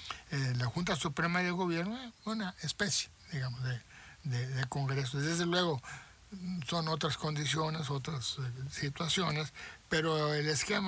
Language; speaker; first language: Spanish; native; Spanish